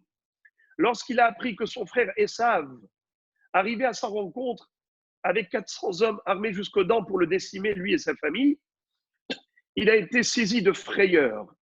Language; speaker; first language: French; native; French